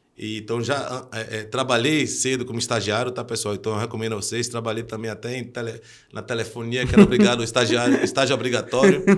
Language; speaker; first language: Portuguese; early bilingual, heritage; Portuguese